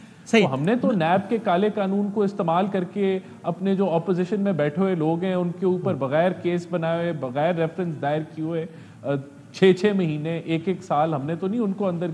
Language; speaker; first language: Urdu; native; Urdu